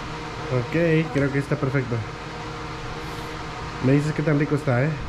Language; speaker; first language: Spanish; native; Spanish